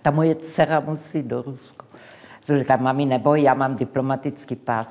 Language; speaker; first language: Czech; non-native, local second language; English